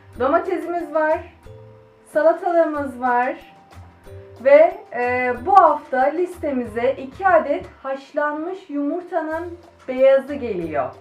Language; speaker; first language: Turkish; native; Turkish